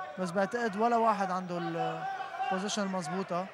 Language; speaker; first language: Arabic; native; Arabic